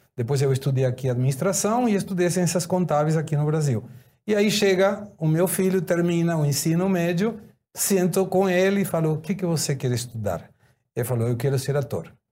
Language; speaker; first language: Portuguese; non-native, fluent; Spanish